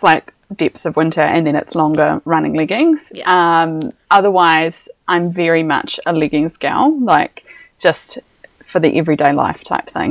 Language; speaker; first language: English; native; English